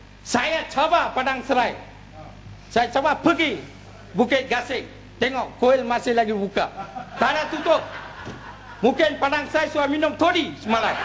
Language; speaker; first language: Malay; non-native, local second language; Tamil